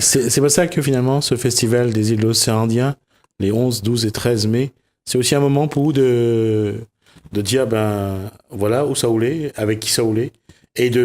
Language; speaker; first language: French; non-native, local second language; Réunion Creole French